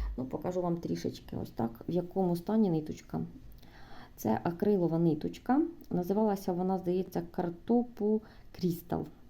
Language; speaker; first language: Ukrainian; non-native, local second language; Russian